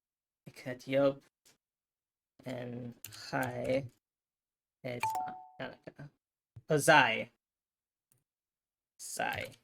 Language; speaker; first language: Dutch; non-native, learner; English